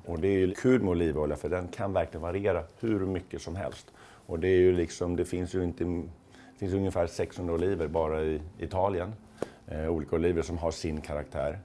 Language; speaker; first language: Swedish; native; Swedish